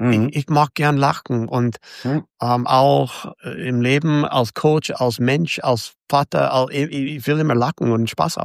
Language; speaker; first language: German; non-native, fluent; English